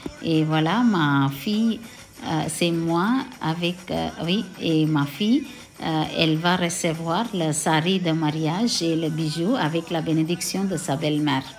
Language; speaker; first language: French; non-native, local second language; Tamil